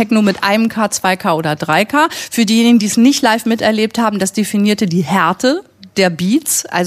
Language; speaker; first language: German; native; German